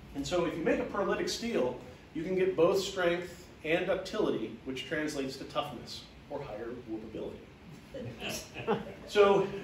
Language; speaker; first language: English; native; English